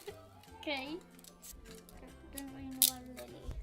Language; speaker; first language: Welsh; non-native, local second language; English